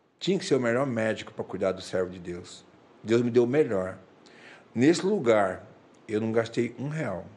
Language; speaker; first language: Portuguese; native; Portuguese